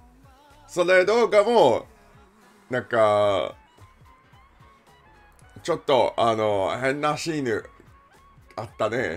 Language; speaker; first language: Japanese; non-native, learner; English